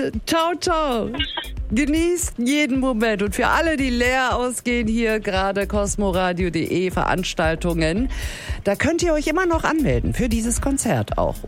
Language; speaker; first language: German; native; German